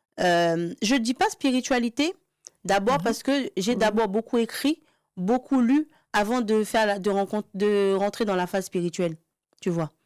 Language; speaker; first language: French; early bilingual, other home language; Haitian Creole